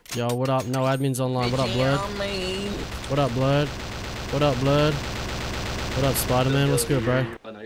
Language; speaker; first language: English; native; English